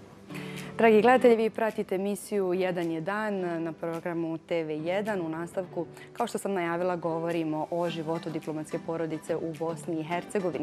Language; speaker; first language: Croatian; native; Croatian